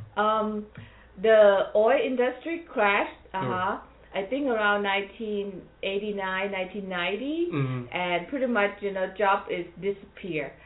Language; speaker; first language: English; non-native, fluent; Thai